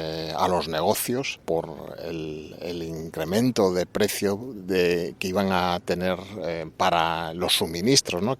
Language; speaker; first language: Spanish; native; Spanish